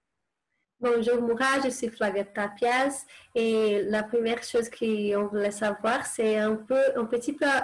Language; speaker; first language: French; non-native, fluent; Portuguese